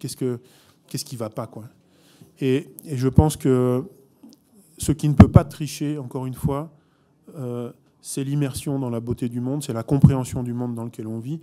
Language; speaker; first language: French; native; French